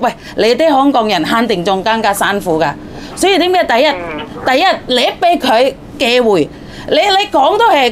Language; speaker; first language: Cantonese; non-native, fluent; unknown